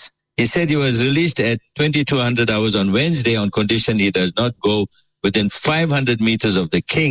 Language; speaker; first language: English; native; English